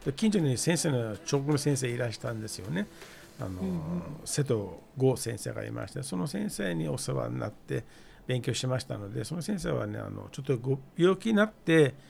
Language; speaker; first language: Japanese; non-native, fluent; Persian